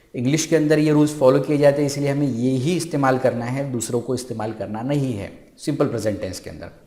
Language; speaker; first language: Hindi; non-native, local second language; Marathi